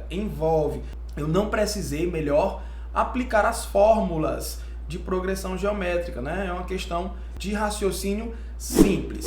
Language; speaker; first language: Portuguese; native; Portuguese